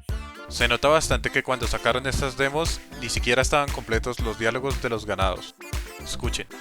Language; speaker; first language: Spanish; native; Spanish